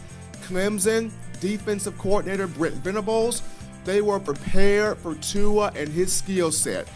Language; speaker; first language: English; native; English